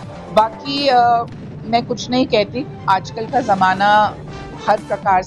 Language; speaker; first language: Hindi; native; Hindi